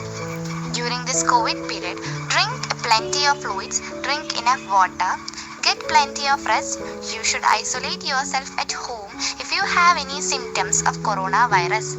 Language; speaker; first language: English; non-native, local second language; Malayalam